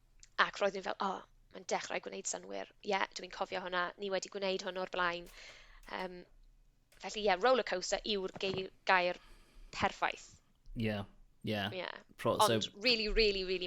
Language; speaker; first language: Welsh; non-native, local second language; English